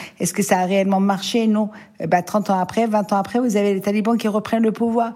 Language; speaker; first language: French; non-native, fluent; Persian